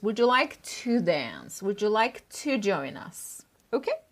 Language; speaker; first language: English; non-native, fluent; Turkish